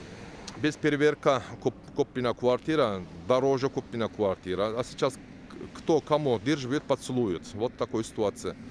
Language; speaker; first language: Russian; non-native, learner; Turkish